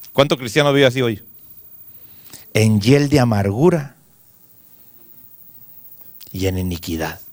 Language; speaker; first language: Spanish; native; Spanish